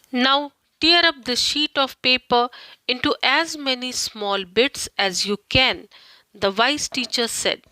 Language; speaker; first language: English; non-native, local second language; Marathi